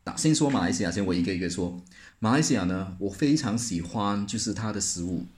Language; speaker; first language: Chinese; native; Chinese